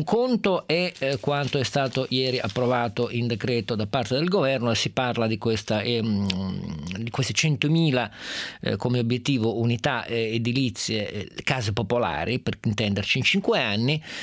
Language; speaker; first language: Italian; native; Italian